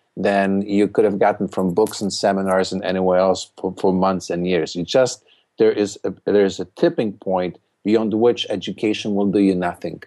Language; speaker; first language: English; non-native, fluent; Polish